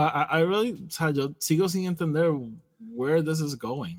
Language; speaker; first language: English; non-native, local second language; Spanish